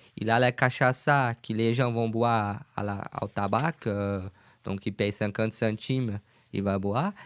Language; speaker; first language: French; non-native, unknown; Portuguese